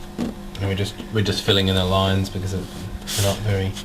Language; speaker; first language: English; native; English